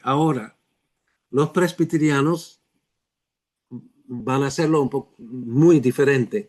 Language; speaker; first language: Spanish; non-native, fluent; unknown